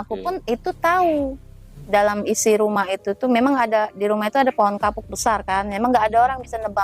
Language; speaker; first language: Indonesian; native; Indonesian